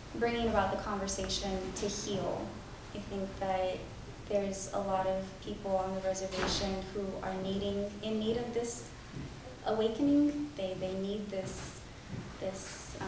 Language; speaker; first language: English; native; English